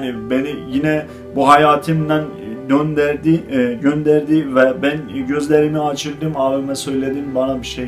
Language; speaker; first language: Turkish; non-native, fluent; Azerbaijani